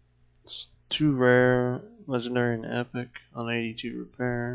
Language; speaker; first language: English; native; English